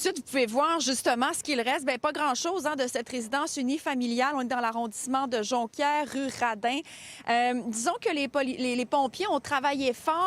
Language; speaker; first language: French; native; French